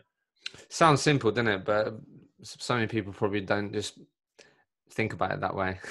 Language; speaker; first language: English; native; English